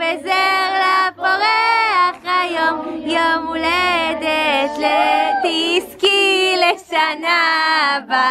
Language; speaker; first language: Hebrew; native; Hebrew